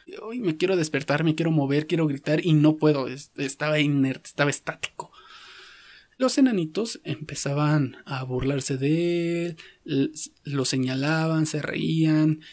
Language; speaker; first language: Spanish; native; Spanish